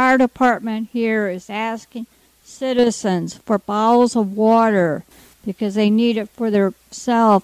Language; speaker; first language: English; native; English